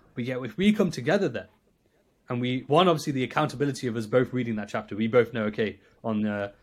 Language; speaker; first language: English; native; English